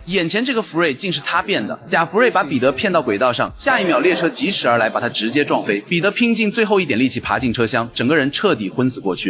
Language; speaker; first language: Chinese; native; Chinese